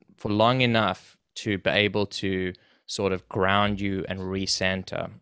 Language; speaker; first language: English; native; English